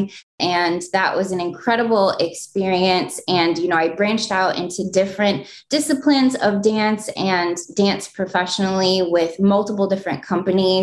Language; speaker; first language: English; native; English